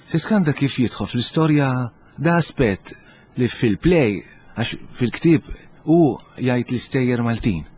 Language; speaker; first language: Maltese; early bilingual, heritage; Italian